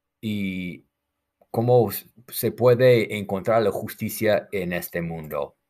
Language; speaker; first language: Spanish; non-native, fluent; English